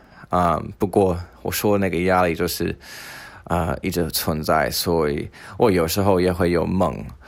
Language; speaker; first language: Chinese; non-native, fluent; English